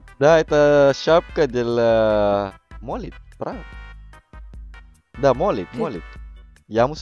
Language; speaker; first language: Russian; non-native, learner; Indonesian